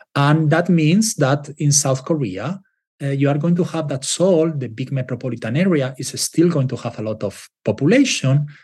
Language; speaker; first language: English; non-native, fluent; Spanish